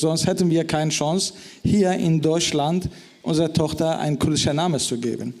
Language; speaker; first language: German; non-native, fluent; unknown